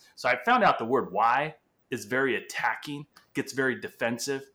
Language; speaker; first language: English; non-native, fluent; Portuguese